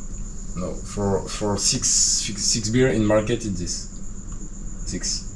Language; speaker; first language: English; non-native, learner; French